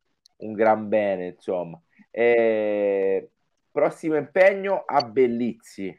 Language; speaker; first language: Italian; native; Italian